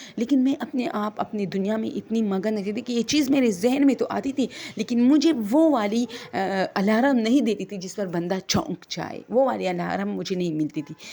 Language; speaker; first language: Urdu; non-native, local second language; Pashto